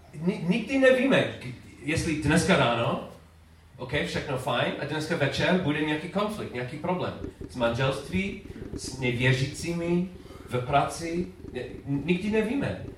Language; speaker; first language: Czech; non-native, learner; English